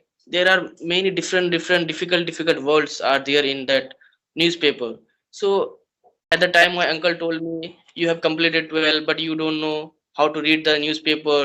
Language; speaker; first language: English; non-native, learner; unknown